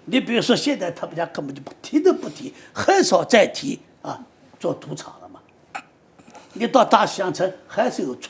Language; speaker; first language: Chinese; native; Chinese